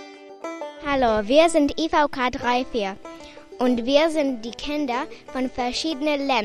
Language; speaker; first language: German; non-native, learner; Polish